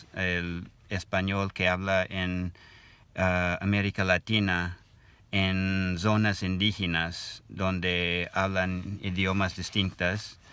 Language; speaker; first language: Spanish; non-native, learner; English